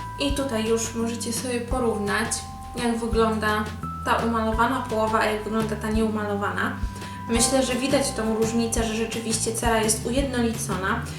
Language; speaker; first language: Polish; native; Polish